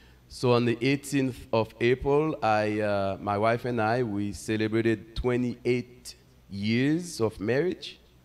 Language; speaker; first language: English; non-native, fluent; Haitian Creole